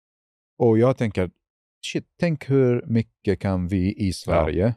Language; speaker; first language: Swedish; non-native, fluent; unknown